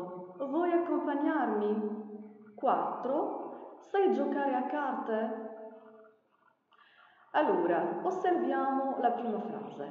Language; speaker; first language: Italian; non-native, fluent; Arabic